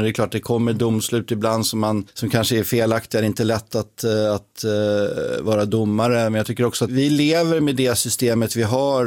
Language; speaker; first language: Swedish; native; Swedish